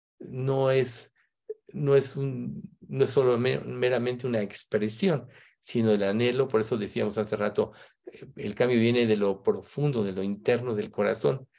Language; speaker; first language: Spanish; native; Spanish